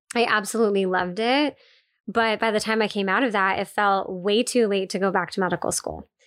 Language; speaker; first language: English; native; English